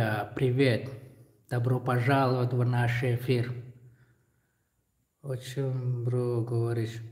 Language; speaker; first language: Russian; non-native, learner; Tajik